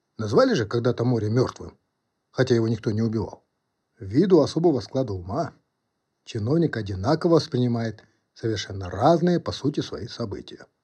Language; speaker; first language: Russian; non-native, local second language; Kazakh